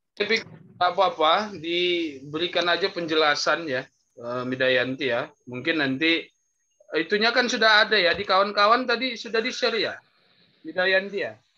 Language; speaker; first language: Indonesian; native; Indonesian